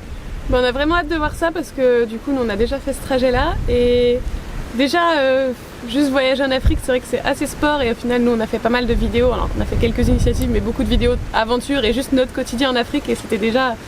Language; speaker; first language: French; native; French